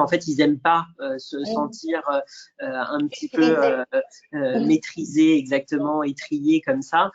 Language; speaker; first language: French; native; French